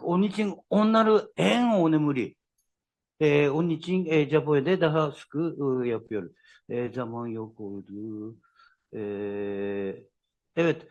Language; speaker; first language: Turkish; non-native, learner; Japanese